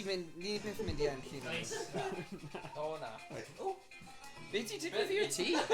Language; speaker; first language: Welsh; native; Welsh